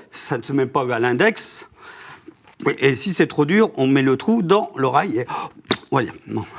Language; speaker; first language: French; native; French